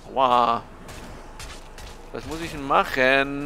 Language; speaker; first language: German; native; German